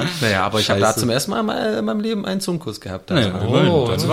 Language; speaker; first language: German; native; German